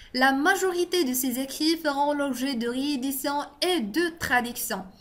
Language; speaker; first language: French; non-native, local second language; Arabic